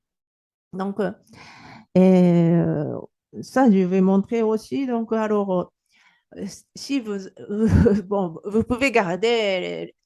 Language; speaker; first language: French; non-native, fluent; Japanese